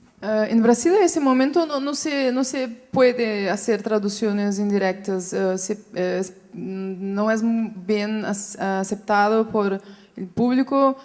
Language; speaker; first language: Spanish; non-native, fluent; Portuguese